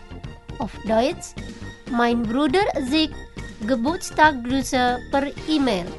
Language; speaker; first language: German; non-native, fluent; Indonesian